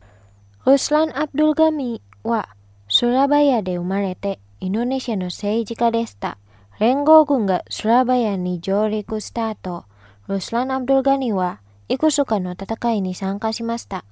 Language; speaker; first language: Japanese; non-native, fluent; Indonesian